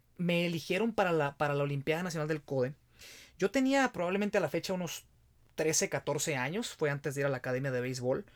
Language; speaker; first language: Spanish; native; Spanish